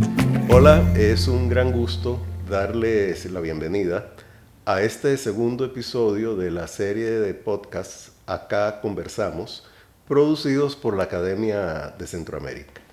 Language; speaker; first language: Spanish; native; Spanish